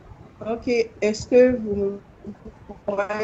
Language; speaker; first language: French; non-native, local second language; Haitian Creole